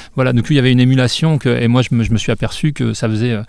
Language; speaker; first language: French; native; French